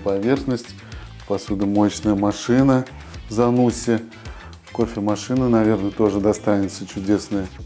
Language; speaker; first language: Russian; native; Russian